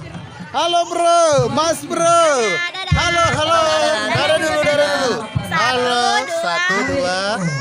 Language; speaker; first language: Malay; non-native, local second language; Buginese